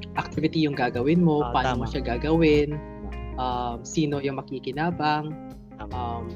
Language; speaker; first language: Filipino; native; Filipino